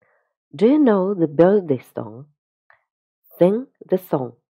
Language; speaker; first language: English; non-native, fluent; Russian